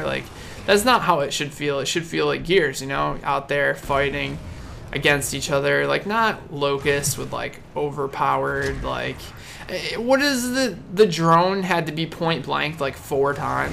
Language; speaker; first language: English; native; English